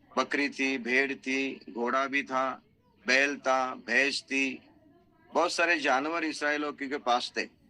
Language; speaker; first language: Hindi; non-native, local second language; Marathi